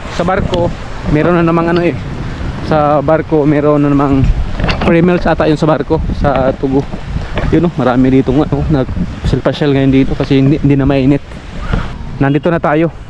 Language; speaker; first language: Filipino; non-native, local second language; Cebuano